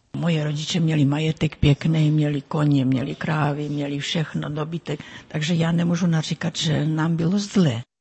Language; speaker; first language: Czech; early bilingual, heritage; Czech